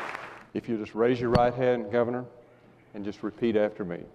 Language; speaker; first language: English; native; English